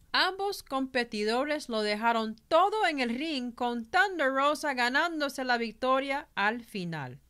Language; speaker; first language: Spanish; early bilingual, heritage; Spanish